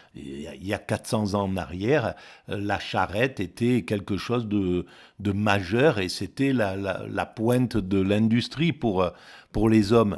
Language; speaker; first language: French; native; French